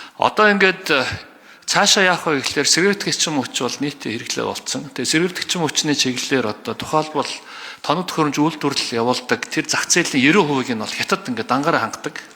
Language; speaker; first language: Mongolian; native; Mongolian